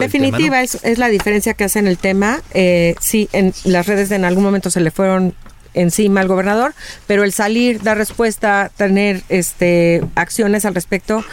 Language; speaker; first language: Spanish; native; Spanish